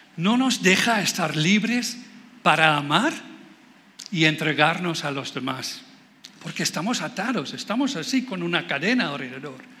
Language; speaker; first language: Spanish; non-native, fluent; Dutch